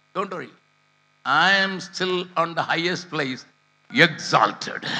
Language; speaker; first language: English; non-native, local second language; Tamil